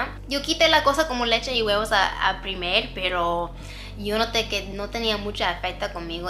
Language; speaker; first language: Spanish; non-native, fluent; English